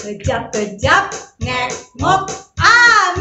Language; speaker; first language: Indonesian; native; Indonesian